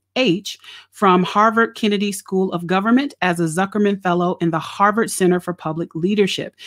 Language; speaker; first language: English; native; English